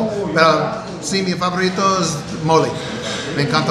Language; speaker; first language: Spanish; non-native, learner; English